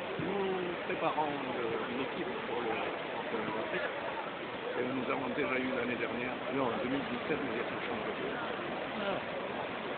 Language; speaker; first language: French; non-native, local second language; Arabic